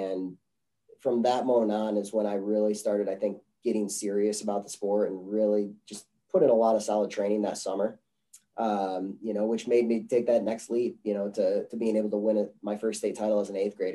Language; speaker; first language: English; native; English